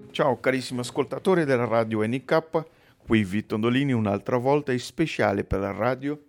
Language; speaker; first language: Italian; non-native, fluent; Portuguese